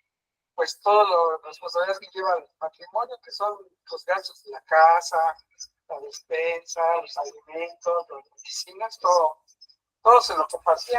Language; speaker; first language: Spanish; native; Spanish